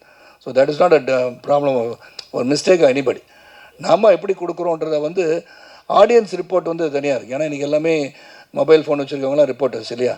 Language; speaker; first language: Tamil; native; Tamil